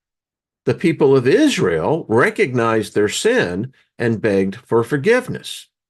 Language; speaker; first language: English; native; English